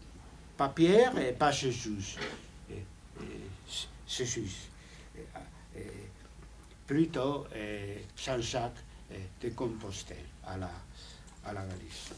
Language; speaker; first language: French; non-native, fluent; Spanish